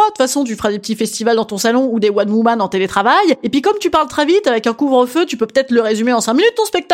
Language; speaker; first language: French; native; French